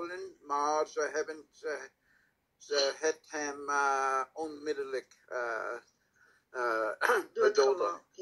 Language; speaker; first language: Dutch; non-native, learner; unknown